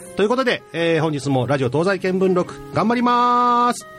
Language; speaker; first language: Japanese; native; Japanese